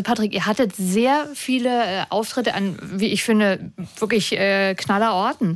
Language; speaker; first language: German; native; German